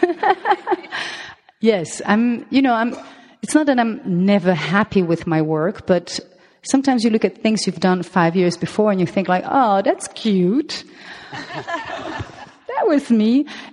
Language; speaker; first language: English; non-native, fluent; French